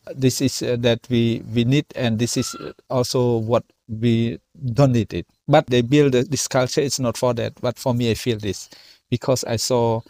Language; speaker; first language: English; non-native, learner; Khmer